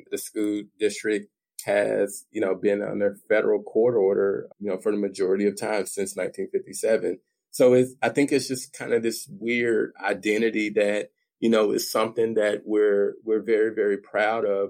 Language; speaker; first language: English; native; English